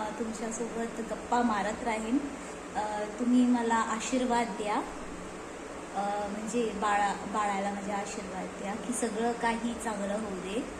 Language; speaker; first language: Marathi; non-native, local second language; Konkani